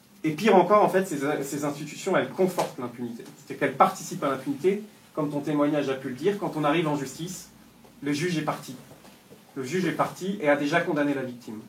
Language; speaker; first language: French; native; French